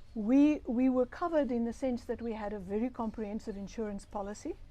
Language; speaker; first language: English; non-native, local second language; Afrikaans